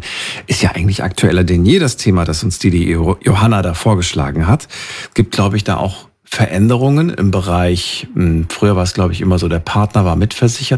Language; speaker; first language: German; native; German